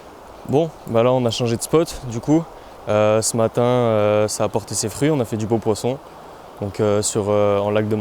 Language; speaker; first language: French; native; French